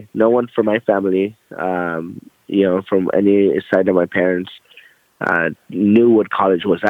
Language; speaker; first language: English; native; English